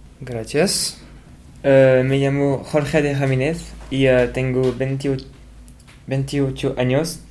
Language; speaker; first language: Spanish; non-native, learner; French